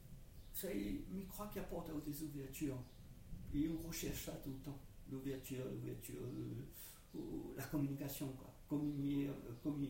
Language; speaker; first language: French; non-native, local second language; Réunion Creole French